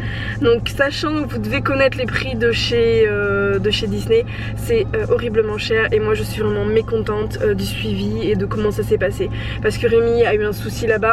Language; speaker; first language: French; native; French